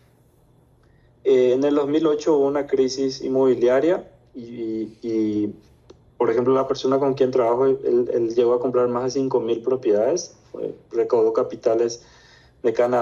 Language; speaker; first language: Spanish; native; Spanish